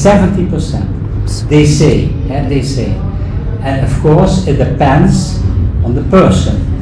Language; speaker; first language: English; non-native, fluent; Dutch